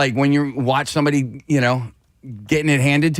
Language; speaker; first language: English; native; English